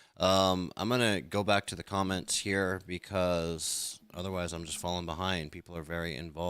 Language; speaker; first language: English; native; English